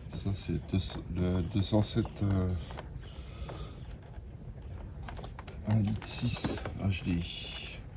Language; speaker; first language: French; native; French